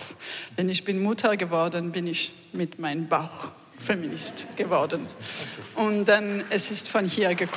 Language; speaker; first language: German; non-native, learner; French